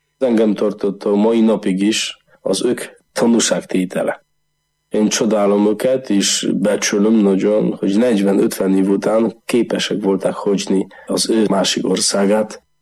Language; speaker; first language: Hungarian; non-native, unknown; Polish